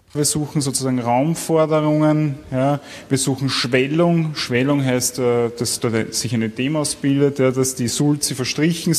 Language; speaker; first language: German; native; German